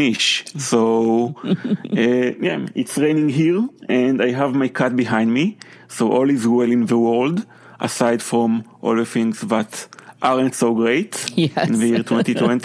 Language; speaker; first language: English; non-native, fluent; Hebrew